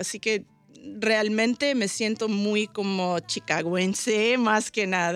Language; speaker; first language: Spanish; early bilingual, heritage; Spanish